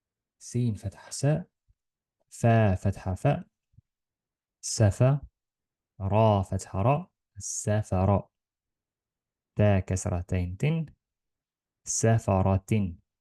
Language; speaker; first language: Arabic; non-native, learner; Estonian